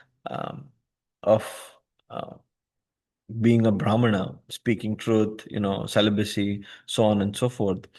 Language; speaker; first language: English; non-native, local second language; Hindi